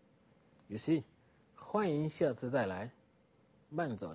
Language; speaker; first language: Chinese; non-native, fluent; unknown